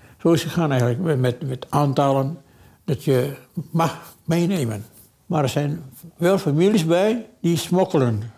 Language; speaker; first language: Dutch; early bilingual, other home language; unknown